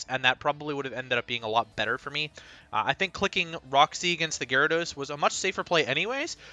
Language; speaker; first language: English; native; English